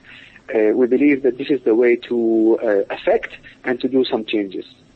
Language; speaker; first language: English; non-native, fluent; Arabic